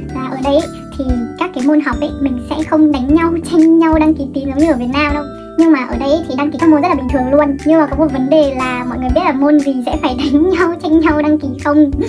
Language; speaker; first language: Vietnamese; native; Vietnamese